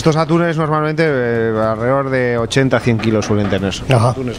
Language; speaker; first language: Spanish; native; Spanish